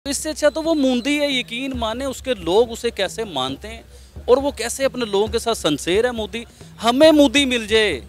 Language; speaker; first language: Urdu; non-native, local second language; Punjabi